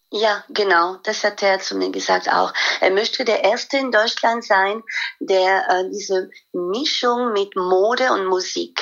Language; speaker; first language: German; non-native, fluent; French